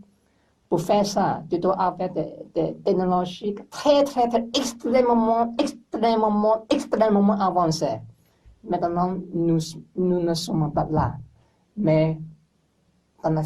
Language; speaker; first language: French; non-native, learner; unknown